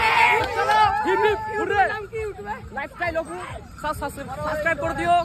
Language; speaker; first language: Hindi; non-native, local second language; Bangla